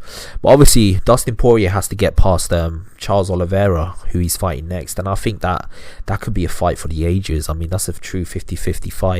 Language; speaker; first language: English; native; English